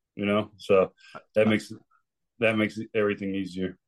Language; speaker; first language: English; early bilingual, other home language; Spanish